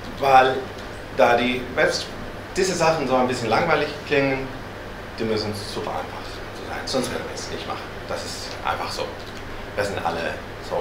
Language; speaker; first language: German; non-native, fluent; Spanish